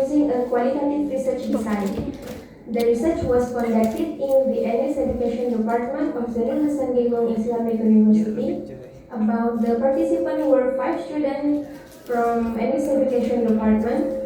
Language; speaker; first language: English; non-native, fluent; Indonesian